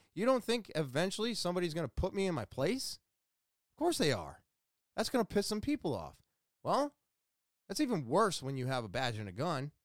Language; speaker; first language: English; native; English